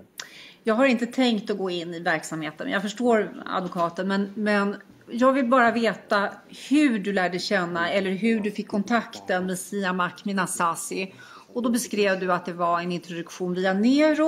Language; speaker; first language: Swedish; native; Swedish